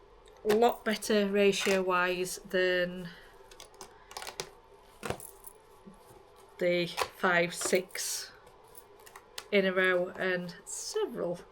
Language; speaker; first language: English; native; English